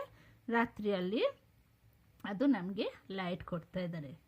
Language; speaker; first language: Kannada; non-native, local second language; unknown